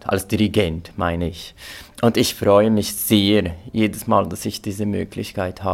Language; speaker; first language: German; non-native, fluent; Portuguese